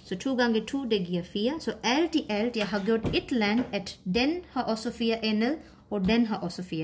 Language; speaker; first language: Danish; non-native, fluent; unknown